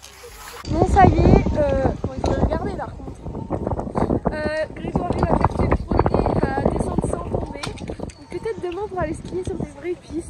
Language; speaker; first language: French; native; French